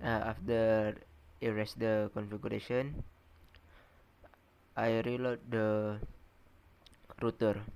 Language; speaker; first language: English; non-native, learner; Indonesian